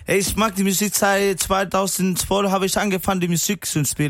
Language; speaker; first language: German; non-native, learner; Spanish